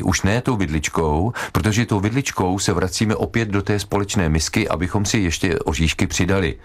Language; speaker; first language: Czech; native; Czech